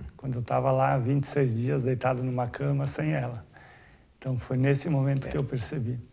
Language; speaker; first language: Portuguese; native; Portuguese